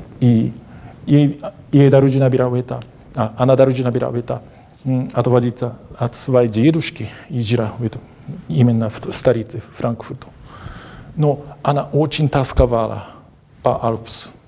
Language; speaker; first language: Russian; non-native, fluent; Japanese